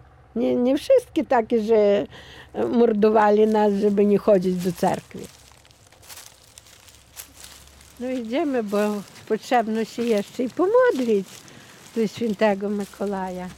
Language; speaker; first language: Polish; non-native, local second language; Ukrainian